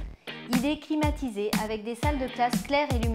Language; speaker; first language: French; native; French